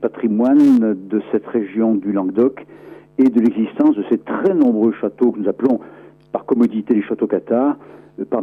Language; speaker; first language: French; native; French